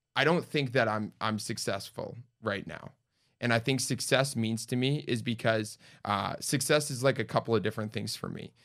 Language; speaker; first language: English; native; English